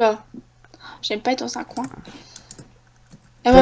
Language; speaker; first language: French; native; French